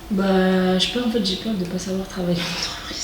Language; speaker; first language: French; native; French